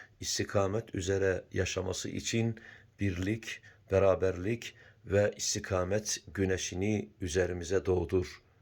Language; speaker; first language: Turkish; native; Turkish